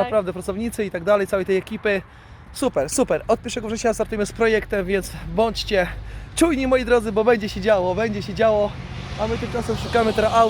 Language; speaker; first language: Polish; native; Polish